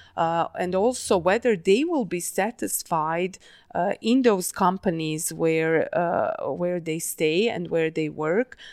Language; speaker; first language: English; non-native, fluent; Serbian